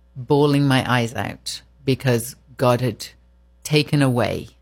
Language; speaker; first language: English; native; English